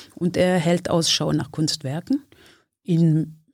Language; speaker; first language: German; non-native, fluent; French